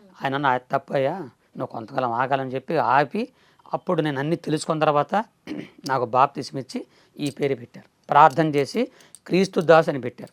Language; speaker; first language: Telugu; non-native, local second language; Koya